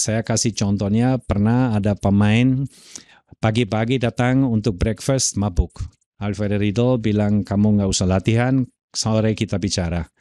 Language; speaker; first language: Indonesian; non-native, fluent; German